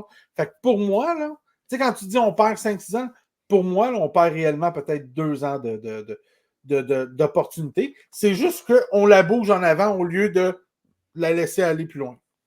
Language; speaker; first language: French; native; French